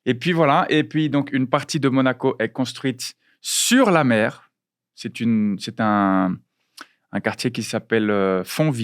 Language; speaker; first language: French; non-native, fluent; Portuguese